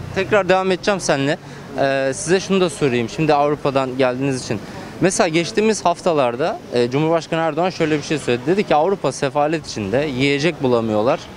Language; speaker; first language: Turkish; native; Turkish